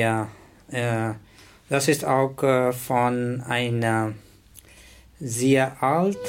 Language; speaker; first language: German; non-native, learner; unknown